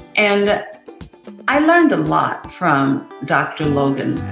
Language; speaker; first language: English; native; English